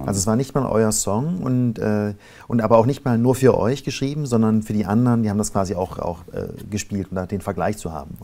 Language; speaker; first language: German; native; German